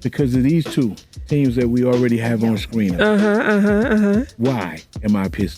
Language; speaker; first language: English; native; English